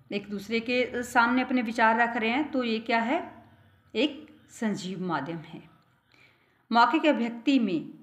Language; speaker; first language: Hindi; non-native, local second language; Punjabi